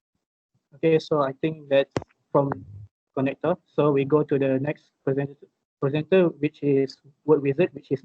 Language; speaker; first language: English; non-native, local second language; Malay